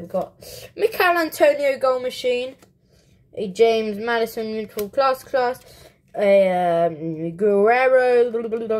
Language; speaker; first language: English; native; English